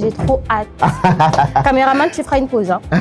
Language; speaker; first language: French; native; French